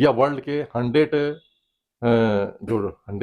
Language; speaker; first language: Hindi; native; Hindi